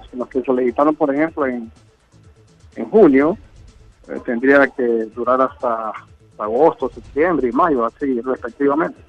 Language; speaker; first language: Spanish; native; Spanish